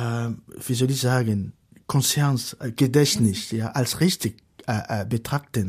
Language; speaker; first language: German; non-native, fluent; Fon